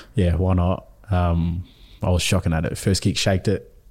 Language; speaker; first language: English; early bilingual, other home language; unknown